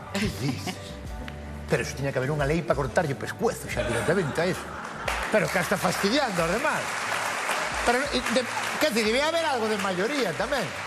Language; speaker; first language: Galician; native; Galician